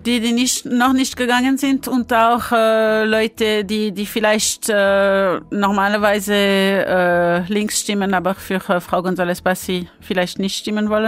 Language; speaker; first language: German; non-native, fluent; French